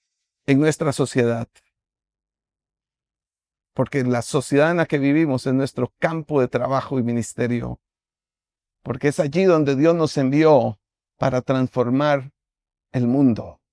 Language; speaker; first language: Spanish; native; Spanish